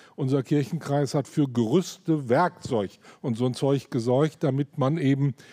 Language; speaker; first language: German; native; German